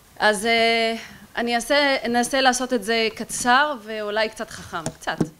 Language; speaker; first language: Hebrew; non-native, local second language; Arabic